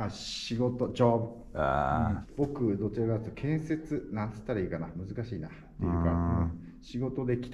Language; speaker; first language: Japanese; native; Japanese